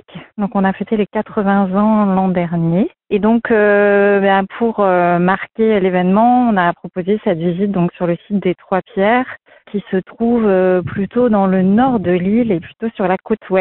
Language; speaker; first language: French; native; French